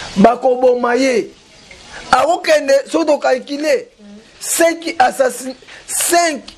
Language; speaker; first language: Lingala; non-native, local second language; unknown